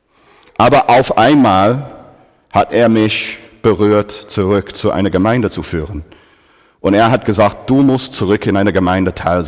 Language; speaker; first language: German; non-native, fluent; English